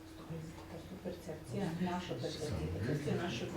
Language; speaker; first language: Bosnian; native; Bosnian